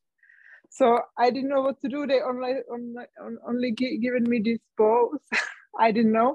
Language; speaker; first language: English; non-native, learner; Czech